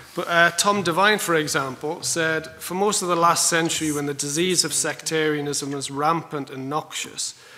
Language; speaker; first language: English; native; English